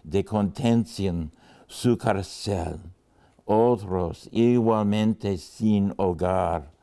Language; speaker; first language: Spanish; non-native, fluent; English